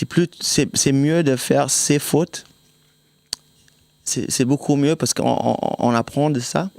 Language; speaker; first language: French; non-native, fluent; German